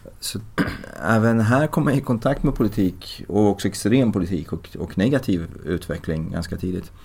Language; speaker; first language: Swedish; early bilingual, other home language; Persian